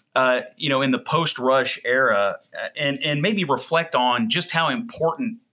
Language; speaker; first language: English; native; English